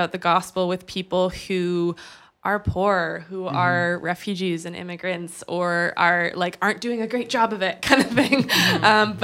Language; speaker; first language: English; native; English